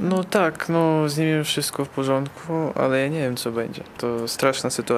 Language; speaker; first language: Polish; non-native, learner; Ukrainian